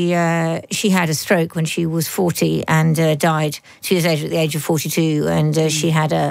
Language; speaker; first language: English; native; English